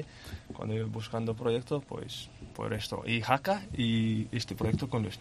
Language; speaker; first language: Spanish; non-native, learner; Lithuanian